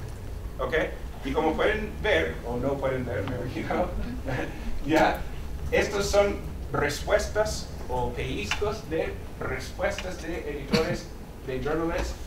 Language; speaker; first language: Spanish; non-native, fluent; English